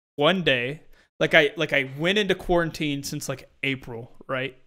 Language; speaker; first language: English; native; English